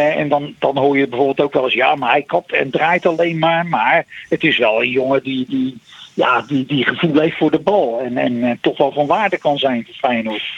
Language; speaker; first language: Dutch; native; Dutch